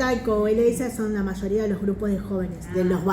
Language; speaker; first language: Spanish; native; Spanish